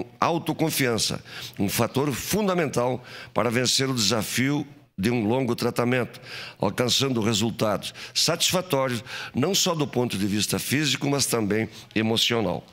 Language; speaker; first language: Portuguese; native; Portuguese